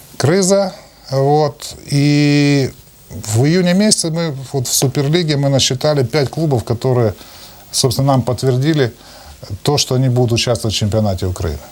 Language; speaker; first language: Russian; native; Russian